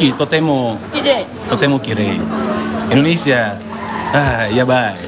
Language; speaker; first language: Japanese; non-native, learner; Indonesian